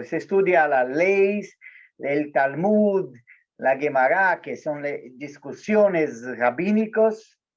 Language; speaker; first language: Spanish; non-native, learner; Portuguese